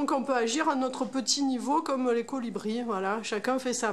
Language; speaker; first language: French; native; French